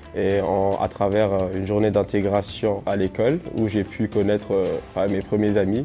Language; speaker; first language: French; non-native, local second language; Somali